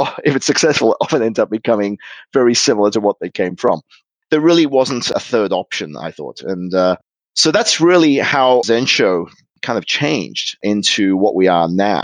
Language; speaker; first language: English; native; English